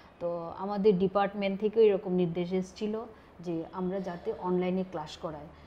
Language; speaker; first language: Bangla; non-native, local second language; Chakma